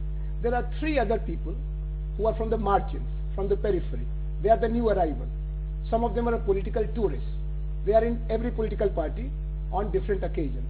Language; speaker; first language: English; non-native, local second language; Hindi